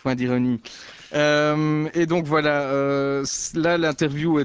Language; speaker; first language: French; native; French